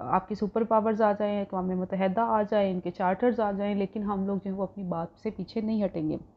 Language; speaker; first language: Urdu; non-native, local second language; Punjabi